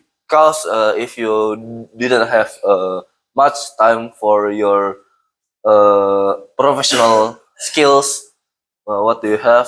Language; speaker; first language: English; non-native, learner; Indonesian